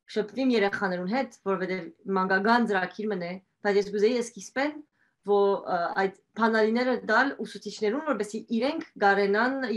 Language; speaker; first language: Armenian; early bilingual, heritage; Armenian